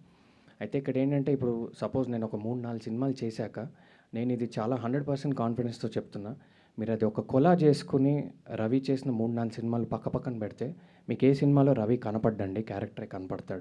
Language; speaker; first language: Telugu; native; Telugu